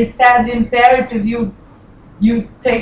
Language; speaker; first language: English; non-native, learner; Portuguese